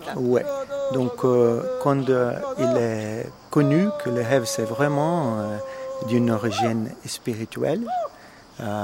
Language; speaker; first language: French; non-native, fluent; Portuguese